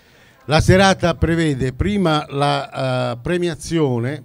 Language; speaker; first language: Italian; native; Italian